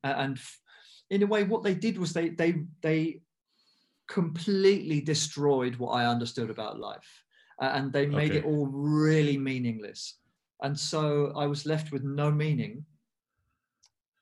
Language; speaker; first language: English; native; English